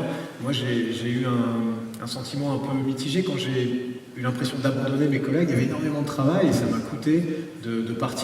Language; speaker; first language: French; native; French